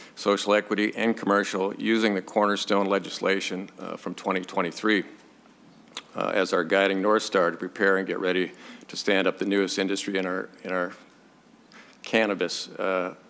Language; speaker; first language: English; native; English